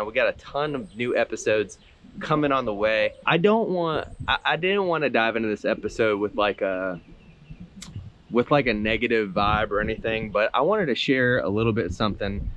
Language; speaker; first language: English; native; English